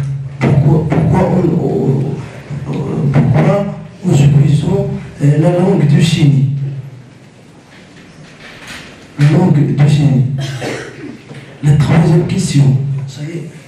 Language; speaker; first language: French; non-native, learner; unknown